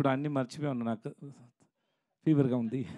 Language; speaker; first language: Telugu; non-native, learner; Tamil